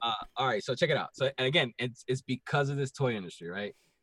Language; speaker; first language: English; non-native, local second language; Spanish